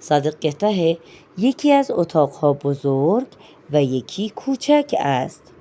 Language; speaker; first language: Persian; non-native, fluent; Urdu